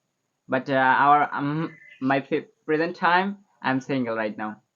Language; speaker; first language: English; non-native, learner; Bangla